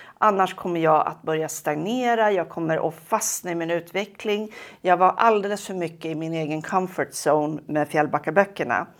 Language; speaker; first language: Swedish; native; Swedish